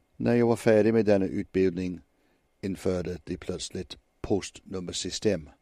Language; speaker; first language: Swedish; non-native, fluent; English